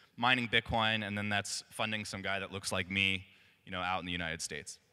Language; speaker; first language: English; native; English